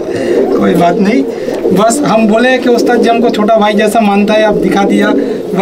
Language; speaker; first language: Hindi; non-native, local second language; Bangla